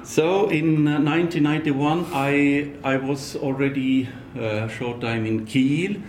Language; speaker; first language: English; non-native, fluent; Estonian